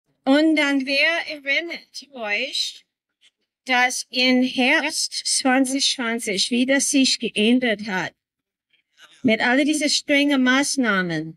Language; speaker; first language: German; non-native, learner; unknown